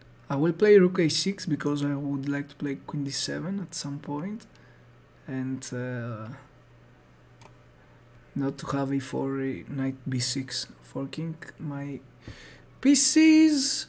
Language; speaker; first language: English; non-native, fluent; Greek